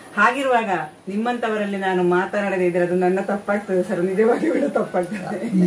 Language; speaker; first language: Kannada; non-native, local second language; Tulu